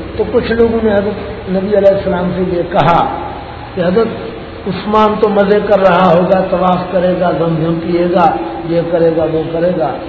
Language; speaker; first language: Urdu; non-native, local second language; Pashto